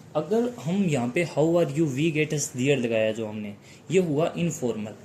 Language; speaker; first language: Hindi; native; Hindi